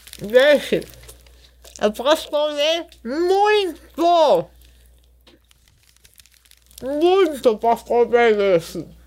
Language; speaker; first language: Portuguese; non-native, learner; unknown